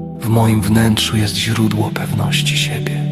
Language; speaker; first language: Polish; native; Polish